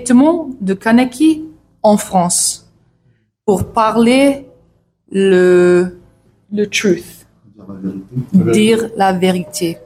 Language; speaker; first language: French; non-native, learner; English